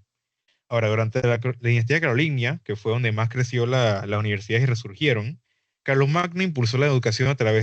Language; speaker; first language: Spanish; native; Spanish